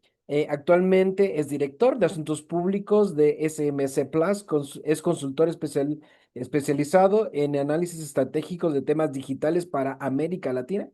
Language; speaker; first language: Spanish; native; Spanish